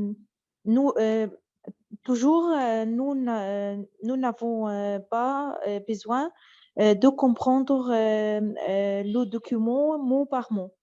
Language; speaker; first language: French; non-native, learner; Arabic